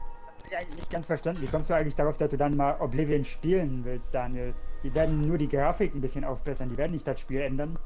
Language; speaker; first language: German; native; German